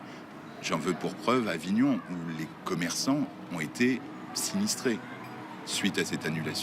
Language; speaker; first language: French; native; French